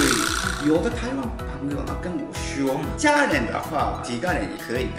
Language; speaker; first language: Chinese; non-native, fluent; Japanese